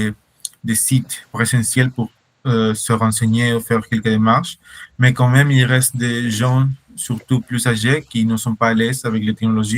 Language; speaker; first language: French; non-native, fluent; Spanish